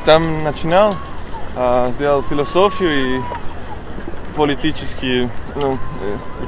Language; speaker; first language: Russian; non-native, learner; Spanish